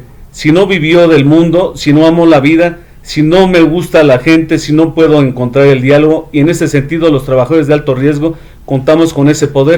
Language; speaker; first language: Spanish; native; Spanish